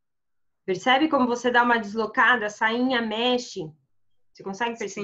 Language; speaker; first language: Portuguese; native; Portuguese